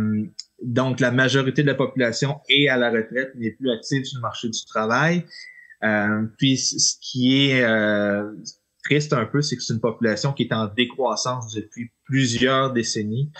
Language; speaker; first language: French; native; French